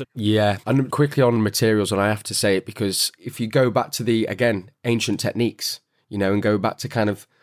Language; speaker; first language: English; native; English